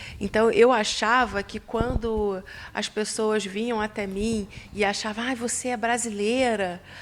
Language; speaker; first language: Portuguese; native; Portuguese